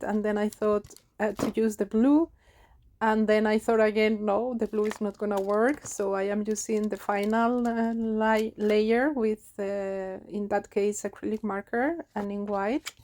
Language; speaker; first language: English; non-native, fluent; Spanish